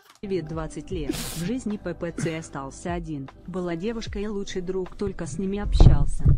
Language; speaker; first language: Russian; native; Russian